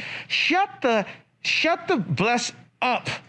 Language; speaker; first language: English; native; English